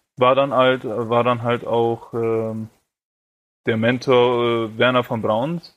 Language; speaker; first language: German; early bilingual, other home language; Romanian